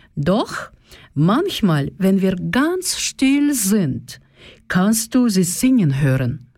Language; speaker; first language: German; non-native, fluent; Russian